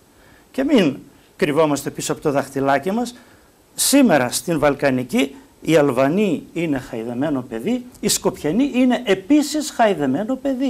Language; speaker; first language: Greek; native; Greek